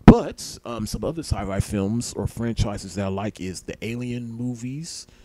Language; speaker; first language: English; native; English